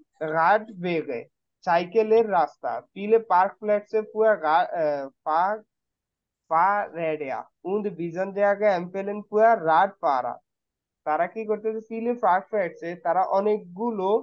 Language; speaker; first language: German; non-native, learner; Bangla